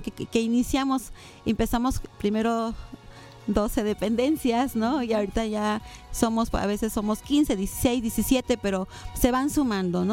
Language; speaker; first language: Spanish; native; Spanish